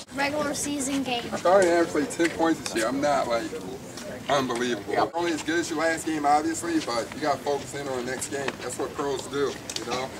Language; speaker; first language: English; native; English